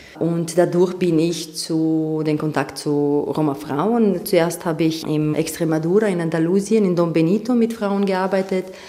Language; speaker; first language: German; non-native, fluent; Romanian